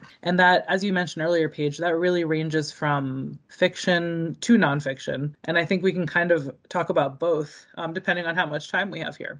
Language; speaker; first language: English; native; English